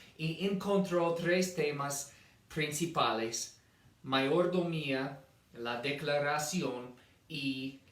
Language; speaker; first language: Spanish; non-native, fluent; English